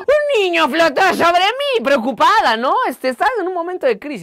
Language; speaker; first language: Spanish; native; Spanish